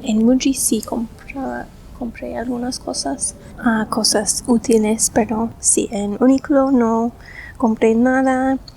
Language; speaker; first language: Spanish; non-native, fluent; English